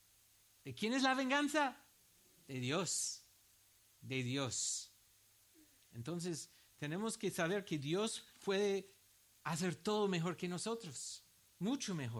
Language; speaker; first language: Spanish; non-native, fluent; English